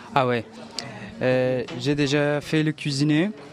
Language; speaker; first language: French; non-native, learner; Persian